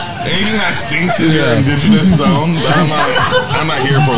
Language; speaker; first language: English; native; English